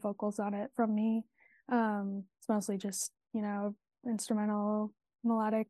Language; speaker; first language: English; native; English